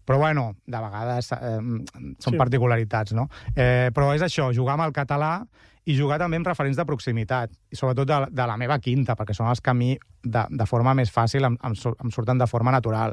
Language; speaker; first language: Catalan; native; Catalan